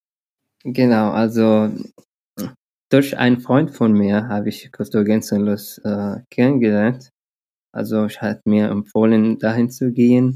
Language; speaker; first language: German; non-native, learner; Arabic